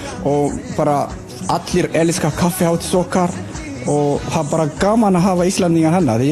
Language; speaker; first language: Icelandic; non-native, learner; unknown